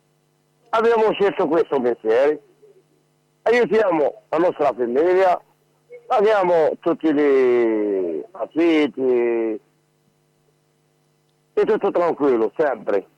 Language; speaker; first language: Italian; non-native, learner; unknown